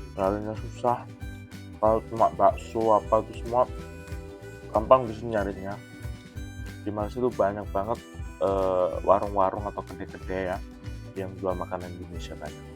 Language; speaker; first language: Indonesian; non-native, local second language; Javanese